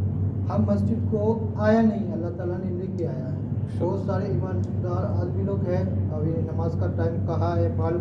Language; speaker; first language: Hindi; non-native, fluent; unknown